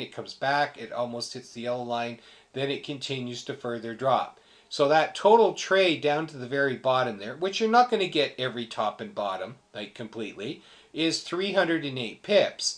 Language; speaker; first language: English; native; English